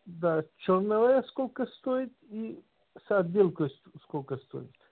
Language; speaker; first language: Russian; non-native, learner; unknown